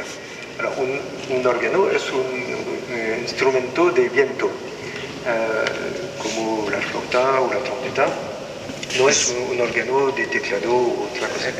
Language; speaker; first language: Spanish; non-native, learner; French